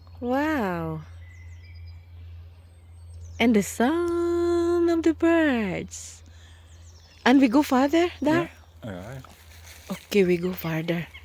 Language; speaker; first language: English; non-native, local second language; Filipino